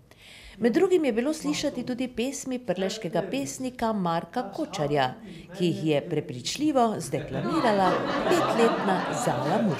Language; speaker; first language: Slovenian; native; Slovenian